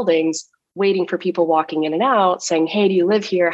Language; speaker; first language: English; native; English